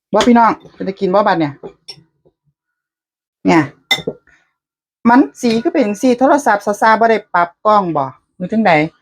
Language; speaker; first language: Thai; native; Thai